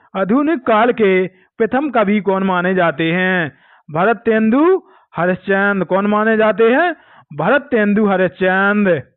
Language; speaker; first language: Hindi; native; Hindi